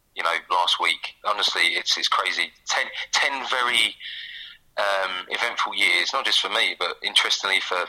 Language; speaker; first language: English; native; English